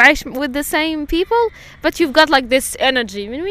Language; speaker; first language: English; non-native, fluent; Arabic